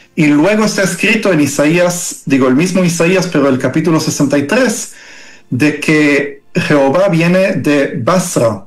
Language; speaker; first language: Spanish; early bilingual, heritage; Hebrew